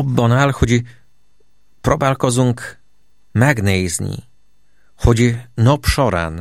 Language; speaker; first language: Hungarian; non-native, fluent; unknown